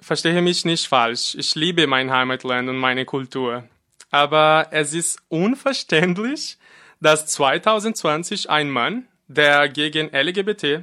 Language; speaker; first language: German; non-native, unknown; Portuguese